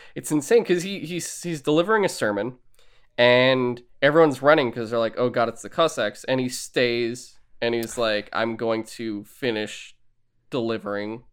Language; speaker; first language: English; native; English